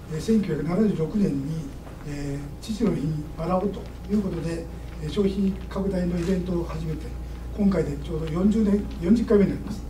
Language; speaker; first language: Japanese; native; Japanese